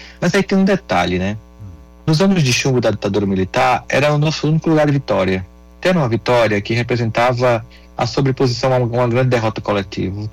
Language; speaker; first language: Portuguese; native; Portuguese